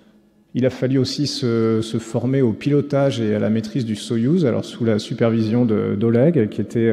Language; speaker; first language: French; native; French